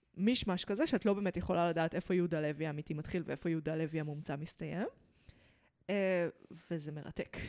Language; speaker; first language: Hebrew; early bilingual, other home language; English